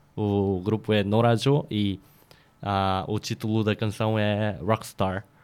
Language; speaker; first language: Portuguese; non-native, fluent; Korean